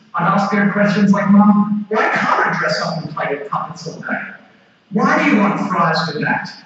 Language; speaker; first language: English; native; English